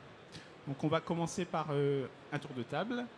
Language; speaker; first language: French; native; French